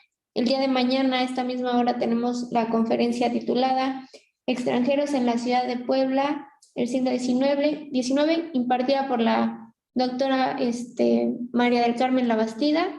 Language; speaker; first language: Spanish; native; Spanish